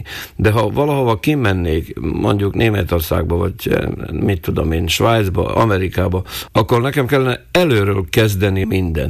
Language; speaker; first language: Hungarian; non-native, local second language; Slovak